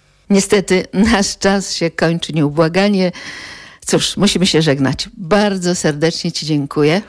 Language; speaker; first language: Polish; native; Polish